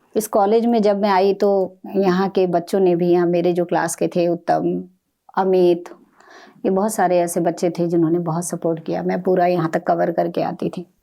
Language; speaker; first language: Hindi; native; Hindi